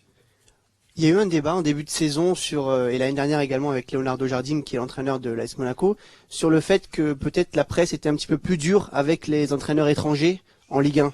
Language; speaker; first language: French; native; French